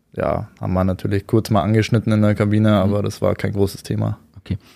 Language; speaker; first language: German; native; German